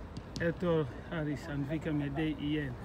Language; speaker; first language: Swedish; non-native, learner; Lingala